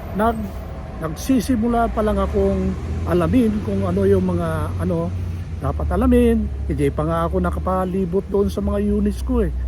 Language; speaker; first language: Filipino; native; Filipino